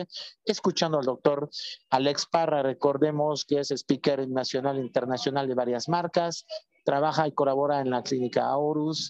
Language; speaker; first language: Spanish; native; Spanish